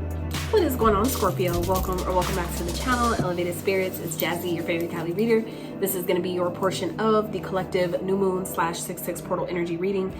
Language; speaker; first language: English; native; English